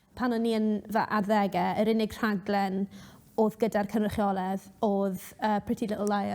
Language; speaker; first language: Welsh; native; Welsh